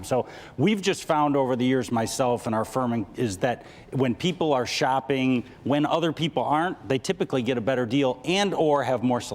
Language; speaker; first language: English; native; English